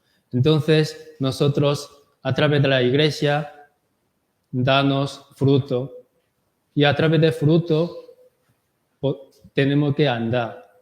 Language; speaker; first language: Spanish; non-native, learner; Korean